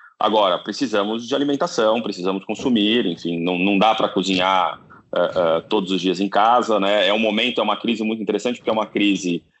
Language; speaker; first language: Portuguese; native; Portuguese